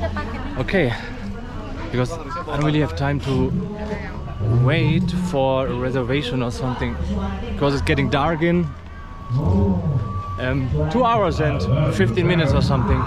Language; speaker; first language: English; non-native, fluent; German